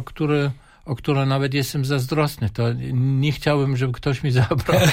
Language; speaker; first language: Polish; non-native, fluent; German